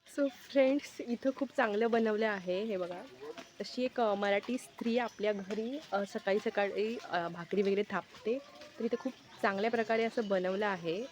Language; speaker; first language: Marathi; non-native, local second language; Hindi